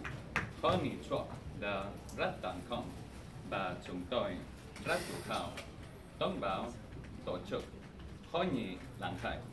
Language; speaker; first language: Vietnamese; non-native, learner; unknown